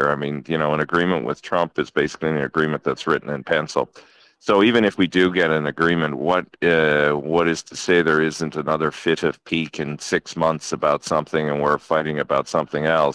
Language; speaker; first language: English; native; English